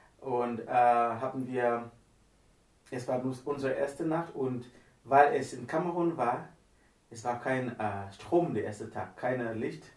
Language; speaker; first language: German; non-native, learner; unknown